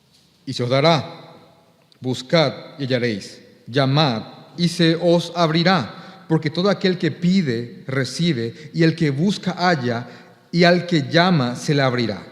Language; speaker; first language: Spanish; native; Spanish